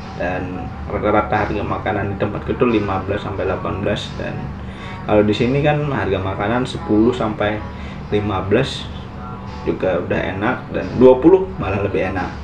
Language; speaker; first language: Indonesian; native; Indonesian